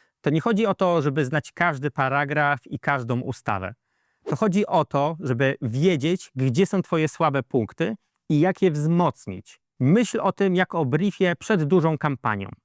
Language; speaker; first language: Polish; native; Polish